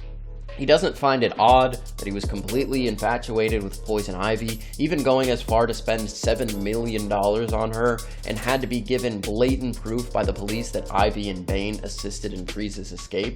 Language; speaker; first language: English; native; English